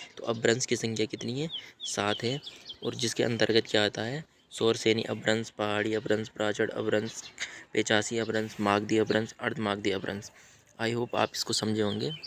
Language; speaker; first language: Hindi; native; Hindi